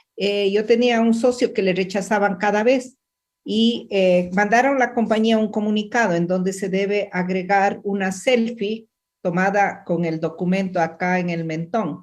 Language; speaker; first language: Spanish; native; Spanish